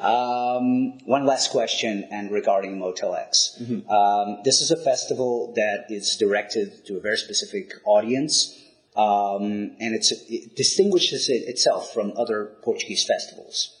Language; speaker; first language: English; non-native, fluent; Portuguese